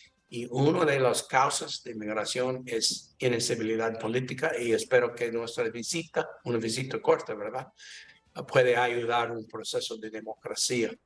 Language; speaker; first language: Spanish; non-native, learner; English